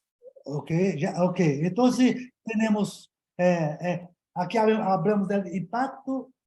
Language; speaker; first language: Spanish; non-native, learner; Portuguese